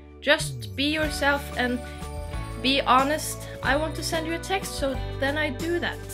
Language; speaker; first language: English; non-native, fluent; Norwegian